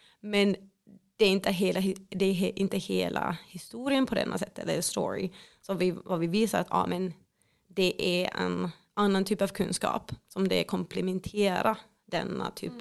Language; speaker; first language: Swedish; non-native, fluent; Finnish